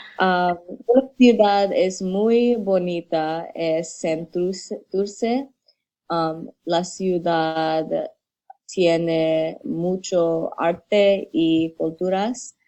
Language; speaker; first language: Spanish; non-native, learner; English